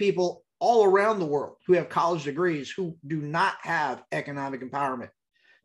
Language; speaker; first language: English; native; English